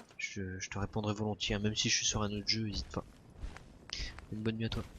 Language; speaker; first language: French; native; French